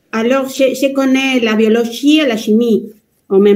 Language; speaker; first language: French; non-native, fluent; Spanish